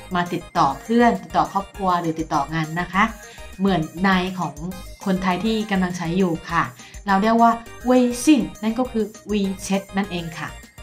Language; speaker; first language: Thai; non-native, fluent; Chinese